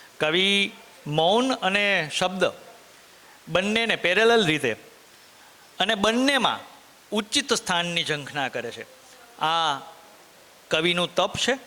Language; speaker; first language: Gujarati; native; Gujarati